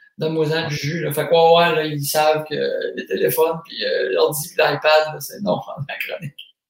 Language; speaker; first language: French; native; French